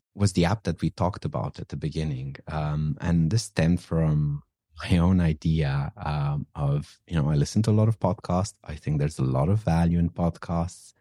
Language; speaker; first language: English; non-native, fluent; Romanian